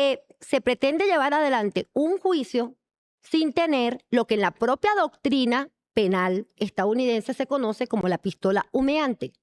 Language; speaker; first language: Spanish; native; Spanish